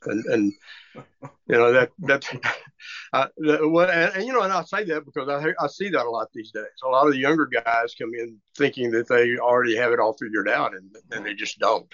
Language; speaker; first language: English; native; English